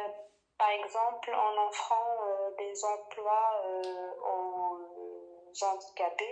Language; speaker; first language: French; non-native, fluent; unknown